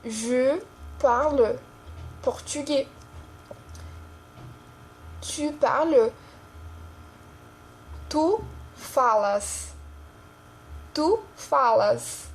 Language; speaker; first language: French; non-native, fluent; Portuguese